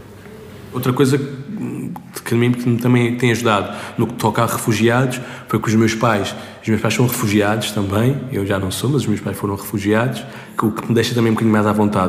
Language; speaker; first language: Portuguese; early bilingual, other home language; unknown